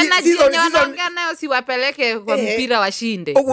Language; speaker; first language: Swahili; non-native, local second language; Kikuyu